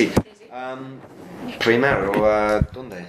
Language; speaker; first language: Spanish; non-native, learner; English